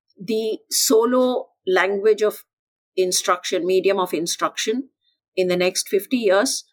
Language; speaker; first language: English; non-native, local second language; Tamil